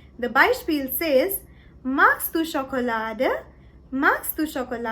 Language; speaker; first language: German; non-native, learner; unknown